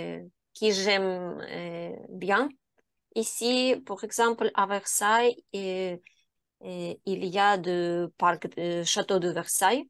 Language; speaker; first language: French; non-native, learner; Ukrainian